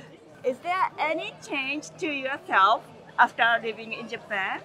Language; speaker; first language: English; non-native, learner; Japanese